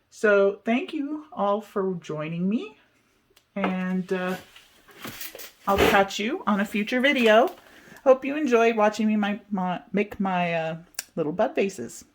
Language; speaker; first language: English; native; English